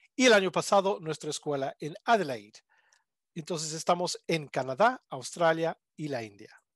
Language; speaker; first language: Spanish; non-native, fluent; English